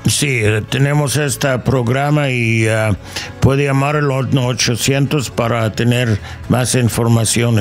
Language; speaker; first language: Spanish; non-native, learner; English